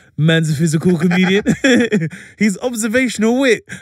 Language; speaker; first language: English; native; English